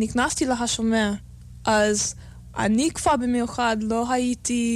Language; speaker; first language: Hebrew; non-native, learner; English